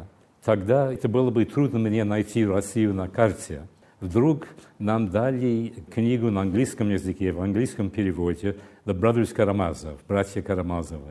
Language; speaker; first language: Russian; non-native, fluent; English